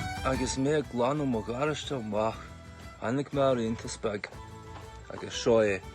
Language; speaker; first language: Irish; non-native, learner; English